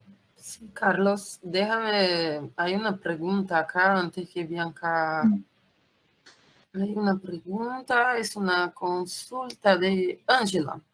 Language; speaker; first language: Spanish; non-native, fluent; Portuguese